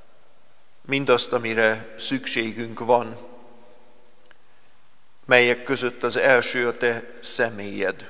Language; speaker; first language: Hungarian; native; Hungarian